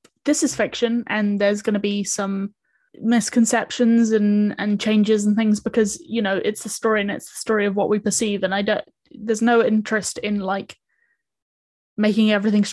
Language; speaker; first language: English; native; English